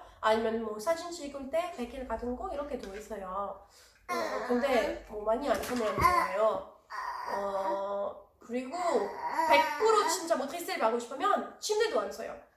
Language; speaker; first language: Korean; non-native, learner; French